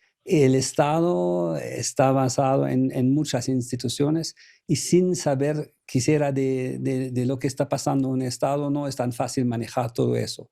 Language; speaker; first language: Spanish; non-native, fluent; German